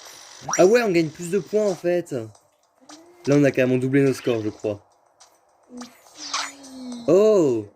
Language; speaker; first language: French; native; French